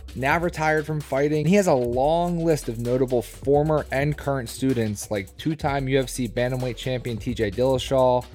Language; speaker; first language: English; native; English